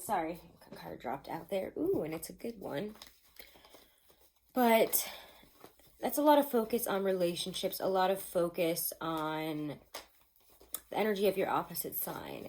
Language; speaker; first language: English; native; English